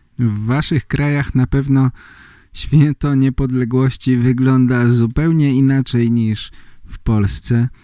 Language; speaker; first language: Polish; native; Polish